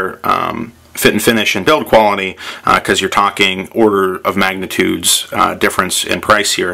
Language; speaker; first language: English; native; English